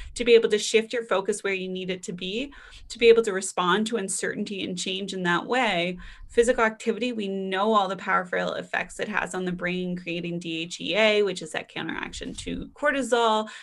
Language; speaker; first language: English; native; English